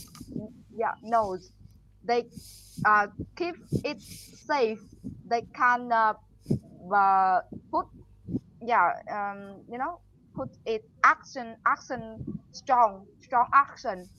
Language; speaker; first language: English; non-native, learner; Vietnamese